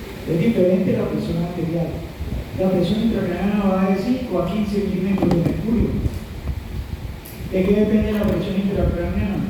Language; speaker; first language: Spanish; native; Spanish